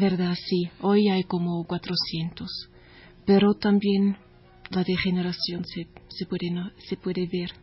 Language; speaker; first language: Spanish; non-native, learner; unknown